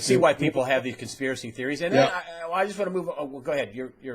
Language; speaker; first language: English; native; English